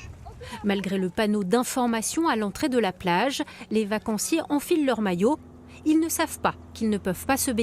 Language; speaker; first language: French; native; French